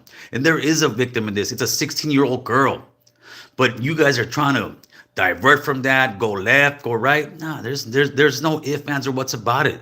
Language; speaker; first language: English; native; English